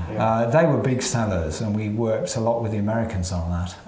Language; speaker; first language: English; native; English